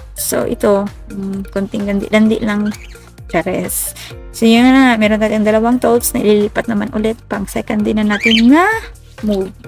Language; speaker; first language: Filipino; native; Filipino